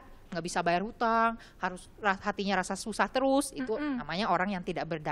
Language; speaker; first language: Indonesian; native; Indonesian